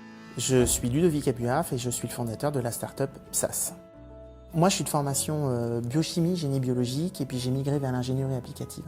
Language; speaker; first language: French; native; French